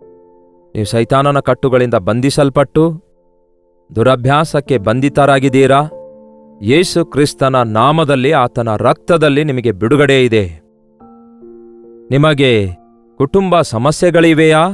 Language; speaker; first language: Kannada; native; Kannada